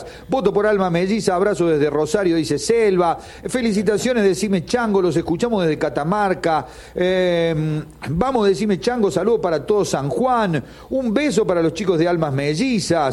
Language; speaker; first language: Spanish; native; Spanish